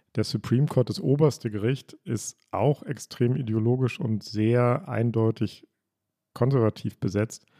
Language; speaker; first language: German; native; German